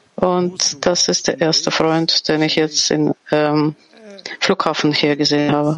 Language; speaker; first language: German; non-native, fluent; Portuguese